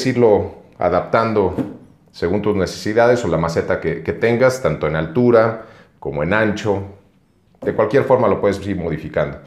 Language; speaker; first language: Spanish; native; Spanish